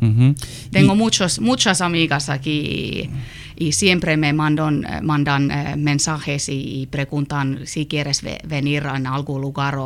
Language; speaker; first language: Spanish; non-native, learner; Finnish